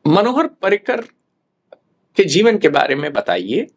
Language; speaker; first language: Hindi; native; Hindi